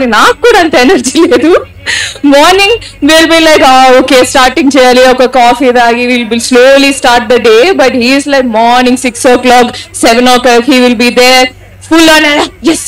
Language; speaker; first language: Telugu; non-native, local second language; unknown